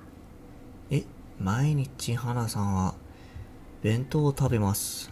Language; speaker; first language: Japanese; non-native, learner; English